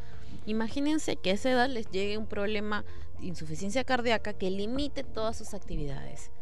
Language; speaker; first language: Spanish; native; Spanish